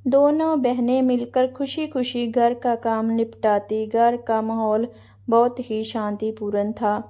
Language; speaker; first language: Hindi; non-native, local second language; Punjabi